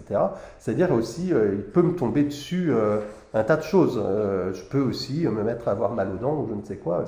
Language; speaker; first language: French; native; French